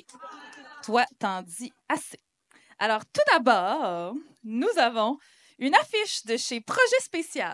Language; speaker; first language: French; native; French